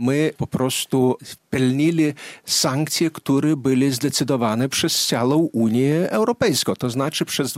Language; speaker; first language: Polish; non-native, fluent; Lithuanian